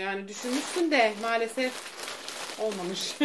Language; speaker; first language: Turkish; early bilingual, heritage; Turkish